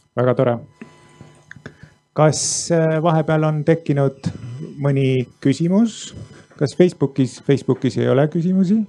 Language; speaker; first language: Estonian; native; Estonian